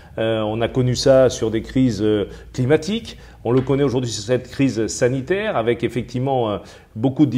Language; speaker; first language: French; native; French